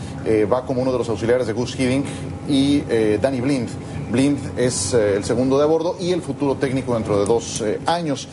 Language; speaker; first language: Spanish; native; Spanish